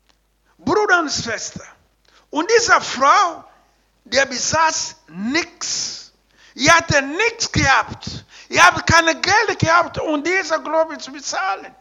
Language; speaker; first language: German; non-native, learner; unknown